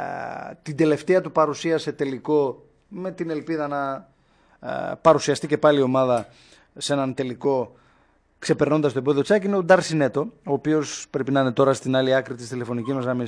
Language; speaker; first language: Greek; native; Greek